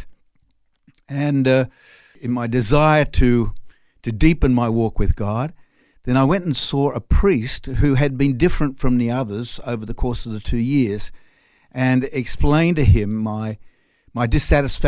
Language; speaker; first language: English; non-native, local second language; French